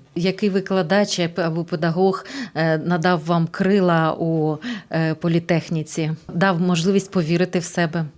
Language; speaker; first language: Ukrainian; native; Ukrainian